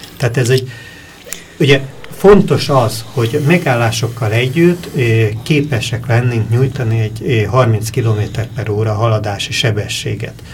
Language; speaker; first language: Hungarian; native; Hungarian